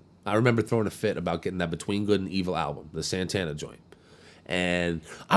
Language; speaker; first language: English; native; English